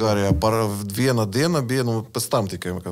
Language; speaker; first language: Latvian; non-native, learner; Russian